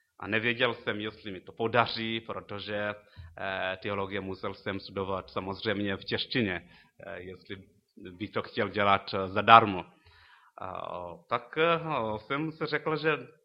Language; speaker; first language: Czech; non-native, fluent; Luo (Kenya and Tanzania)